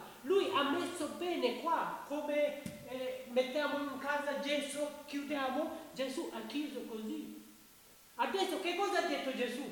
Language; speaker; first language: Italian; non-native, learner; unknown